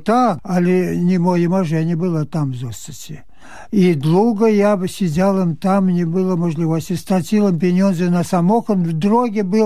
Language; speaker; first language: Polish; early bilingual, heritage; Polish